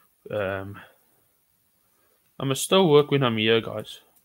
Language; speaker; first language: English; non-native, local second language; Afrikaans